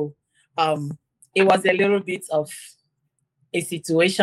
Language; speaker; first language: English; non-native, local second language; Igbo